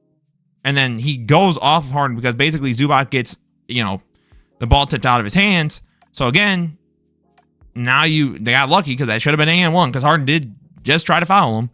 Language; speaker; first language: English; native; English